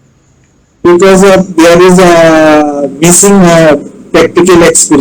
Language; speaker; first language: English; non-native, learner; Bangla